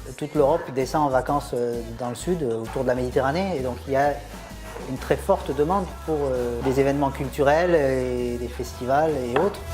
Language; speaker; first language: French; native; French